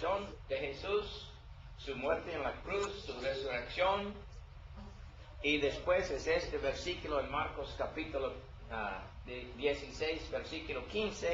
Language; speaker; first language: Spanish; non-native, learner; English